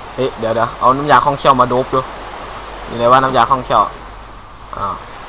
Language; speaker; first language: Thai; native; Thai